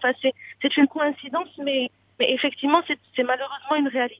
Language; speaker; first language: French; non-native, local second language; Arabic